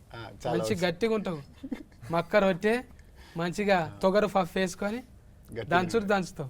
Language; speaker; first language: Telugu; native; Telugu